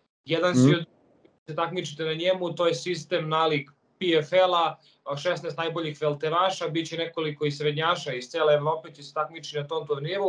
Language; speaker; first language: Serbian; native; Serbian